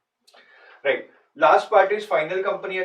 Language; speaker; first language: English; non-native, local second language; Hindi